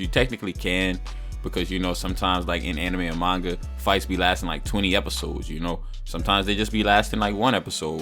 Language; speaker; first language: English; native; English